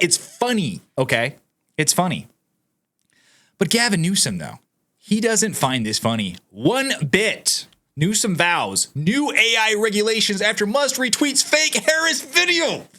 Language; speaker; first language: English; native; English